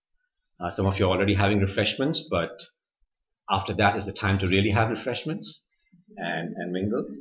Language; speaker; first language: English; native; English